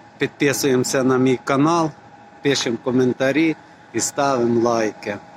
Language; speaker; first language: Ukrainian; native; Ukrainian